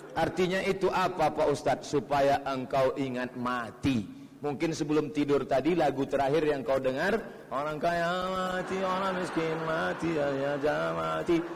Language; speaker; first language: Indonesian; native; Indonesian